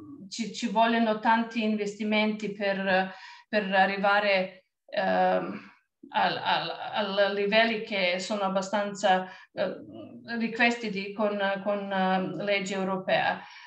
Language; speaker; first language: Italian; non-native, fluent; Serbian